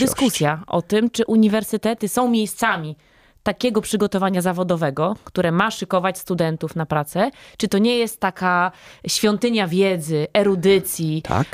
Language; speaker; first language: Polish; native; Polish